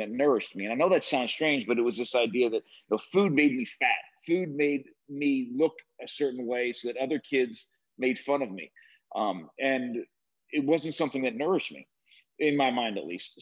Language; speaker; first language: English; native; English